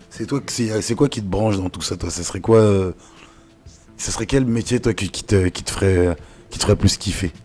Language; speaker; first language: French; native; French